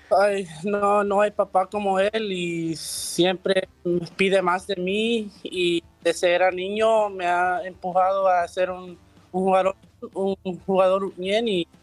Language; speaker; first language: Spanish; early bilingual, heritage; Spanish